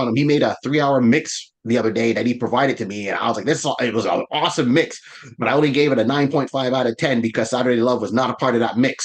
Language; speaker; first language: English; native; English